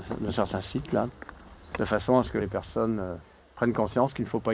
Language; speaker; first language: French; native; French